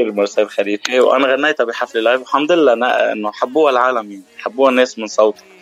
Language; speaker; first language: Arabic; native; Arabic